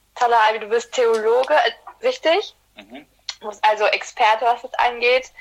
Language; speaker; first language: German; early bilingual, other home language; Turkish